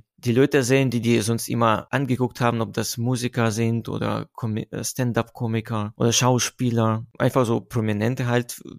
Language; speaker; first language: German; non-native, fluent; Russian